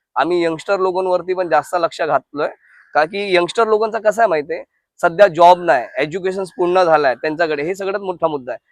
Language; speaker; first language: Marathi; non-native, local second language; Hindi